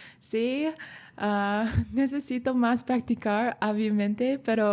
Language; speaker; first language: Spanish; non-native, learner; English